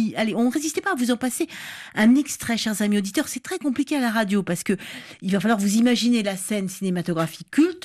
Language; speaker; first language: French; native; French